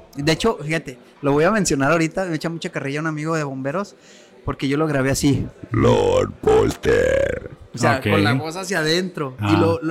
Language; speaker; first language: Spanish; native; Spanish